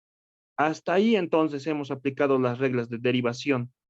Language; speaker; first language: Spanish; native; Spanish